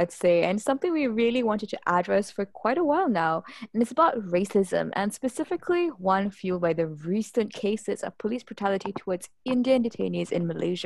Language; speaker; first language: English; native; English